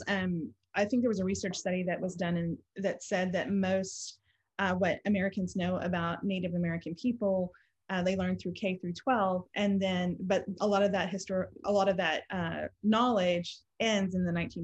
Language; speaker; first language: English; native; English